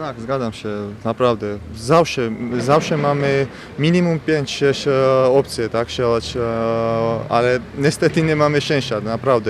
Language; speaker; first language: Polish; non-native, learner; Georgian